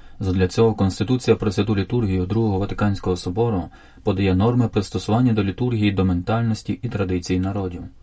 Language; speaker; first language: Ukrainian; native; Ukrainian